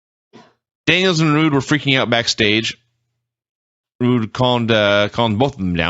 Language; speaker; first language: English; native; English